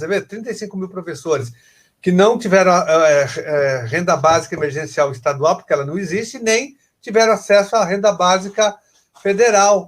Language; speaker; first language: Portuguese; native; Portuguese